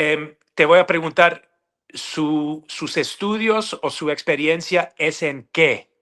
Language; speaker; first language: Spanish; non-native, fluent; English